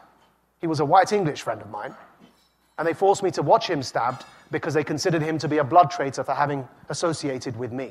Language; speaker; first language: English; native; English